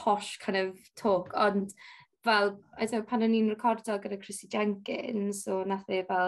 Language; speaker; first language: Welsh; non-native, local second language; English